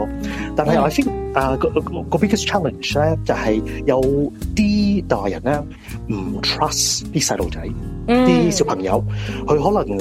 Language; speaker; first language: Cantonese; early bilingual, heritage; Cantonese